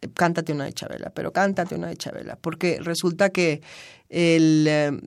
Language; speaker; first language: Spanish; native; Spanish